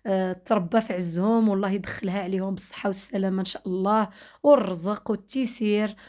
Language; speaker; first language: Arabic; native; Arabic